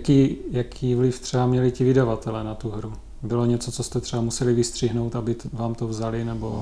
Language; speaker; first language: Czech; native; Czech